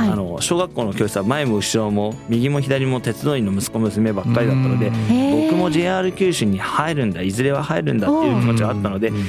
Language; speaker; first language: Japanese; native; Japanese